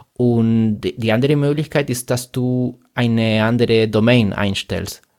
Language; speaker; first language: German; non-native, fluent; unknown